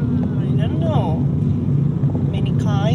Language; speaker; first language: English; non-native, learner; Japanese